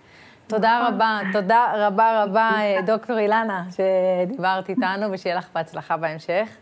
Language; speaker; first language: Hebrew; native; Hebrew